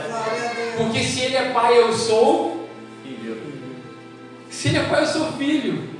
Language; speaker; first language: Portuguese; native; Portuguese